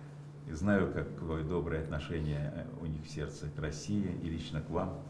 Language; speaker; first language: Russian; native; Russian